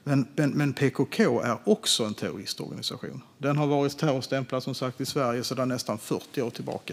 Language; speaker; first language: Swedish; native; Swedish